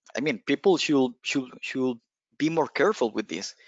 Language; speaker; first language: English; non-native, fluent; Spanish